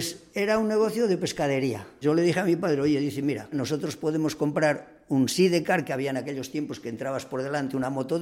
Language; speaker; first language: Spanish; native; Spanish